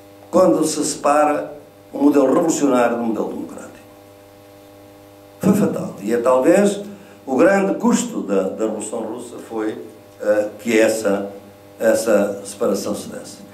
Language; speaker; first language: Portuguese; native; Portuguese